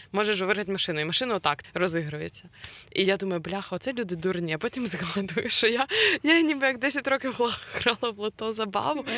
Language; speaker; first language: Ukrainian; non-native, local second language; Russian